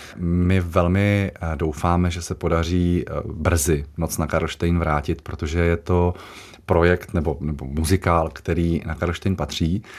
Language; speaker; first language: Czech; native; Czech